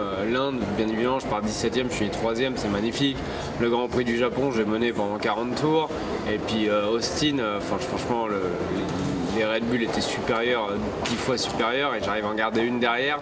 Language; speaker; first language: French; native; French